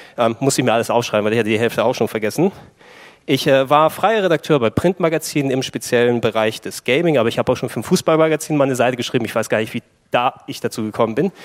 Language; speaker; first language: German; early bilingual, other home language; Greek